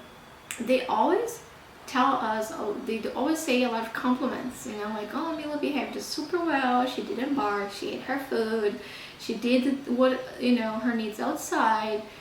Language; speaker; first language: English; non-native, fluent; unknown